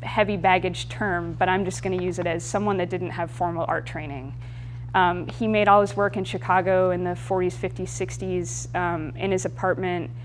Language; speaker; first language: English; native; English